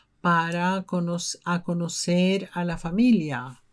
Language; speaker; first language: Spanish; non-native, fluent; Norwegian